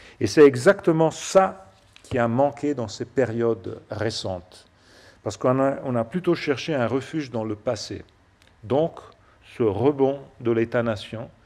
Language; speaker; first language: French; non-native, fluent; Italian